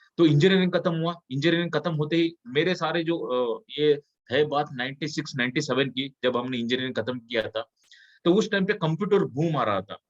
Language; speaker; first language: Hindi; non-native, local second language; Kannada